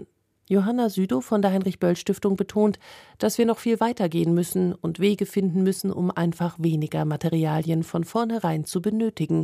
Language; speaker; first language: German; native; German